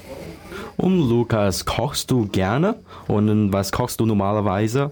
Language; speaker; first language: German; non-native, learner; Chinese